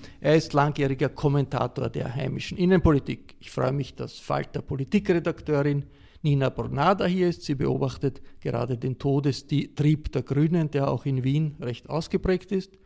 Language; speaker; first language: German; native; German